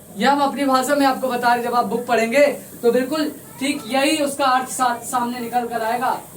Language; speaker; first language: Hindi; native; Hindi